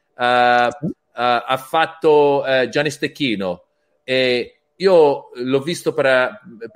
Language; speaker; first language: Italian; non-native, learner; Persian